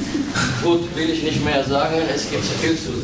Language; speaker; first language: German; non-native, fluent; Turkish